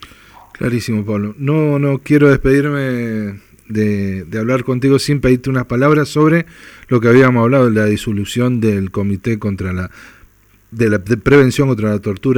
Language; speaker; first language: Spanish; native; Spanish